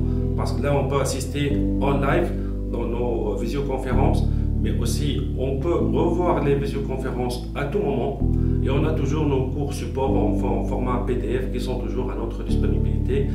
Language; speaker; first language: French; non-native, local second language; Arabic